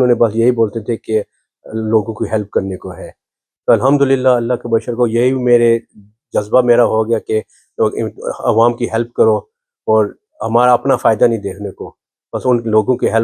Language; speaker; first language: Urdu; early bilingual, heritage; Urdu